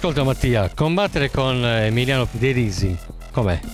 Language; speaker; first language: Italian; native; Italian